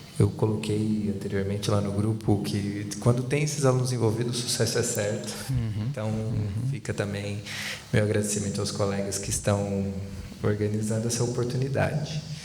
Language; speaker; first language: Portuguese; native; Portuguese